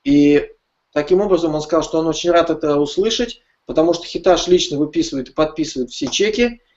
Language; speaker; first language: Russian; native; Russian